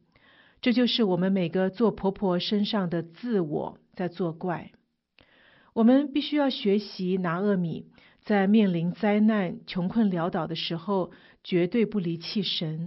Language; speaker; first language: Chinese; native; Chinese